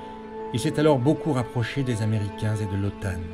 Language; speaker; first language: French; native; French